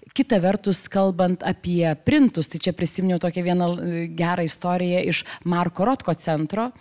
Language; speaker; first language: Lithuanian; native; Lithuanian